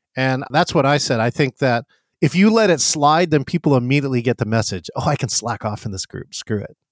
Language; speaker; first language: English; native; English